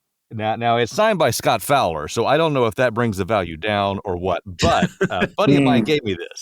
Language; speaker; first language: English; native; English